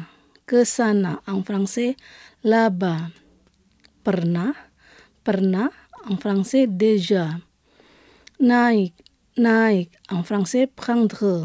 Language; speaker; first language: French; non-native, fluent; Indonesian